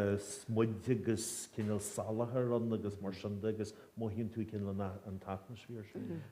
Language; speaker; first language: Irish; native; Irish